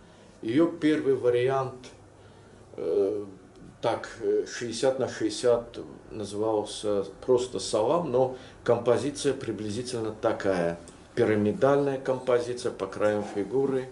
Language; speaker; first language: Russian; non-native, local second language; Azerbaijani